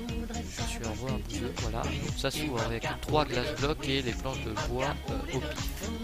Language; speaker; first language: French; native; French